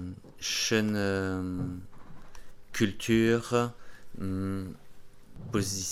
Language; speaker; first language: German; non-native, learner; French